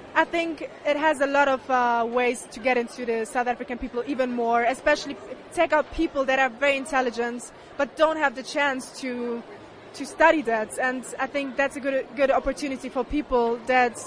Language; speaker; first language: English; non-native, fluent; German